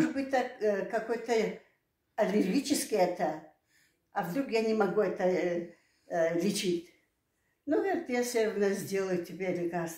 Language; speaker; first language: Russian; non-native, local second language; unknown